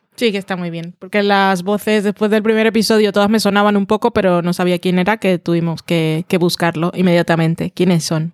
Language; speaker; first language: Spanish; native; Spanish